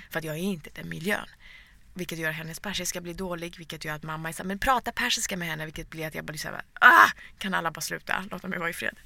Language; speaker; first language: Swedish; early bilingual, other home language; Persian